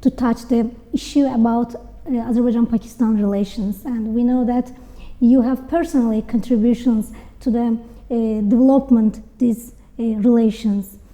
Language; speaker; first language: English; non-native, learner; Azerbaijani